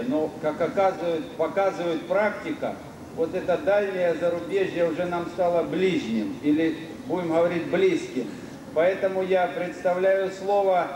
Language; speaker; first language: Russian; native; Russian